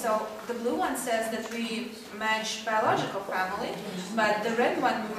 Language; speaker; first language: English; non-native, fluent; Russian